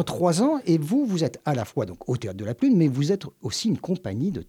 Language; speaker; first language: French; native; French